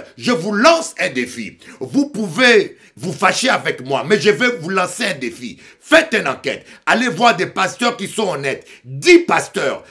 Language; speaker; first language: French; non-native, local second language; Lingala